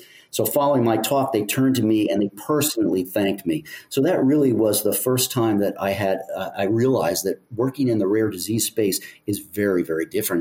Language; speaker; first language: English; native; English